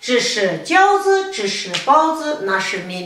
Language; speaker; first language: Chinese; non-native, fluent; Kazakh